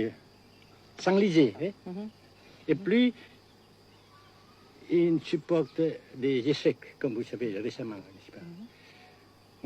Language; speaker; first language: French; non-native, fluent; Vietnamese